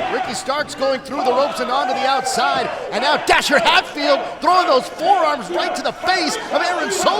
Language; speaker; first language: English; native; English